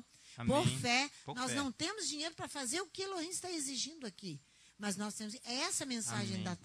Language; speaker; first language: Portuguese; native; Portuguese